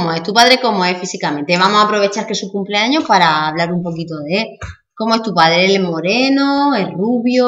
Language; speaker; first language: Spanish; native; Spanish